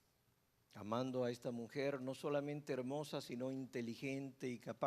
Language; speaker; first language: Spanish; native; Spanish